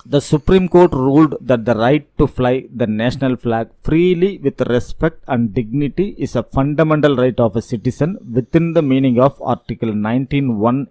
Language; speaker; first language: English; non-native, local second language; Tamil